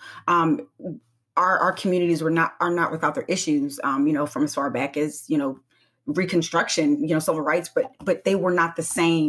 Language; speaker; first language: English; native; English